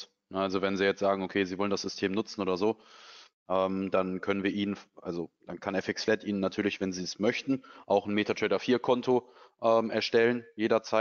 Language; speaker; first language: German; native; German